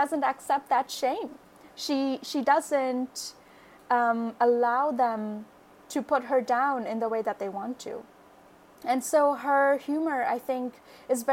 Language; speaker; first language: English; non-native, local second language; Bangla